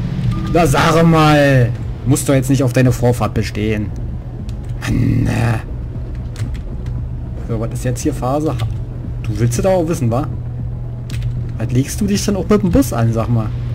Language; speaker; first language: German; native; German